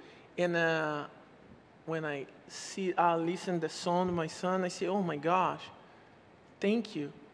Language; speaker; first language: English; non-native, learner; Portuguese